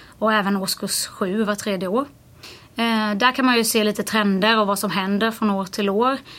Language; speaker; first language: Swedish; native; Swedish